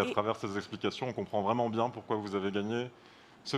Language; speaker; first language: French; native; French